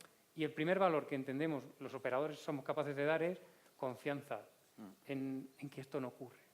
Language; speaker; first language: Spanish; native; Spanish